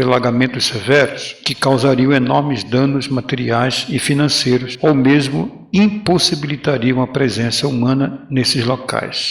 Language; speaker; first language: Portuguese; native; Portuguese